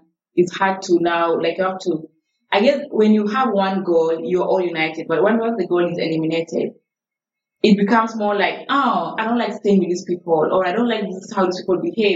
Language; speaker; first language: English; non-native, local second language; Arabic